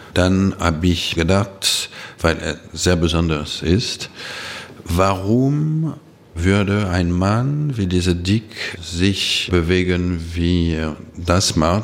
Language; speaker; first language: German; non-native, fluent; French